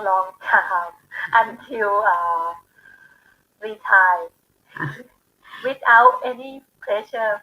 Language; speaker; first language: English; non-native, learner; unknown